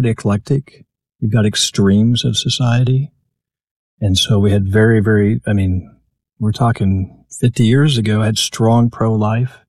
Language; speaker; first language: English; native; English